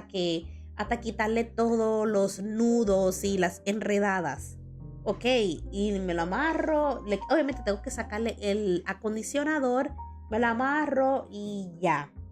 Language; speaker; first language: Spanish; early bilingual, heritage; Spanish